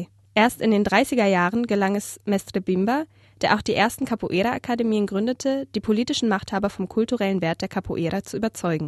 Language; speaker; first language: German; native; German